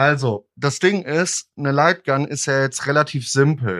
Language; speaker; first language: German; native; German